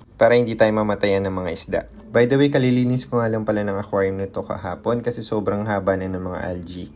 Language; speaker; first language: Filipino; native; Filipino